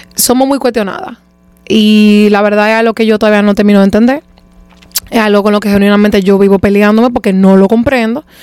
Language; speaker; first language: Spanish; native; Spanish